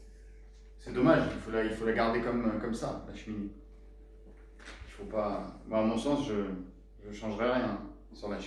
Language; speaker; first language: French; native; French